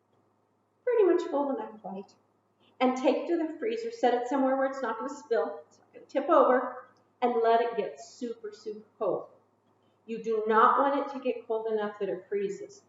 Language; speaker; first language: English; native; English